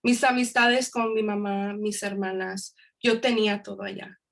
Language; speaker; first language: Spanish; early bilingual, heritage; Spanish